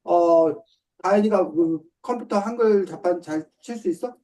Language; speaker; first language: Korean; native; Korean